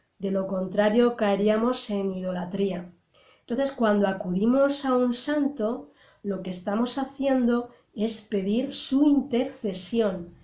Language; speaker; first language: Spanish; native; Spanish